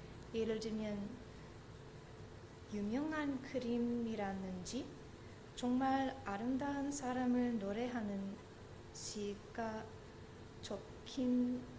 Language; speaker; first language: Korean; non-native, learner; English